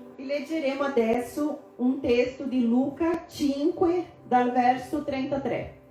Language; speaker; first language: Italian; non-native, fluent; Portuguese